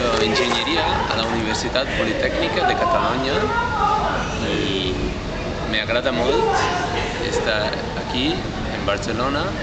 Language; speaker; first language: Catalan; non-native, learner; Italian